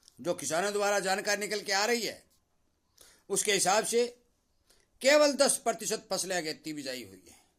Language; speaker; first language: Hindi; native; Hindi